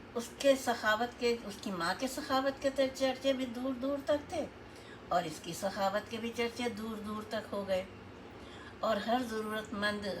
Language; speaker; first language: Urdu; native; Urdu